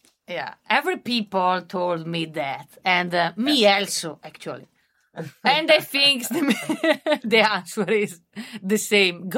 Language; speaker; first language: English; non-native, learner; Italian